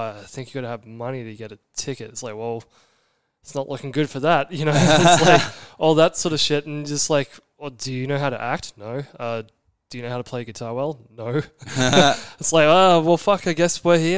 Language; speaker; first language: English; native; English